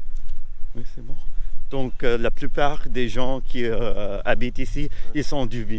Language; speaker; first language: French; non-native, fluent; English